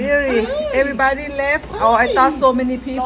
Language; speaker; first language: English; non-native, learner; Thai